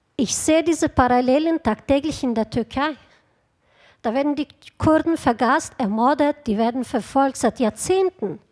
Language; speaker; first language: German; non-native, fluent; Kurdish